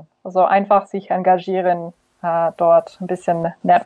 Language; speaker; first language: German; non-native, fluent; English